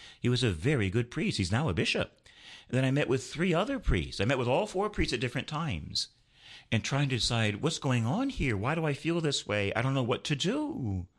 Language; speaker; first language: English; native; English